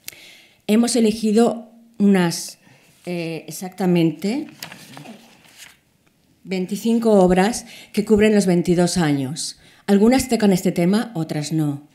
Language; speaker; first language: Spanish; native; Spanish